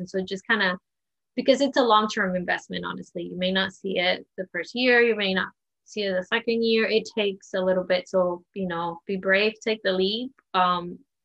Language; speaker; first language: English; non-native, fluent; Spanish